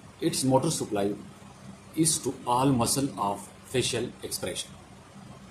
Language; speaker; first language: English; non-native, local second language; Urdu